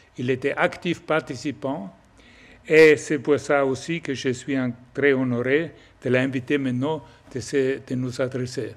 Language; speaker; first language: French; non-native, fluent; German